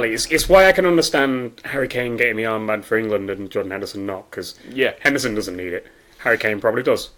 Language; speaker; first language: English; native; English